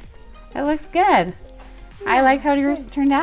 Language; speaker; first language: English; native; English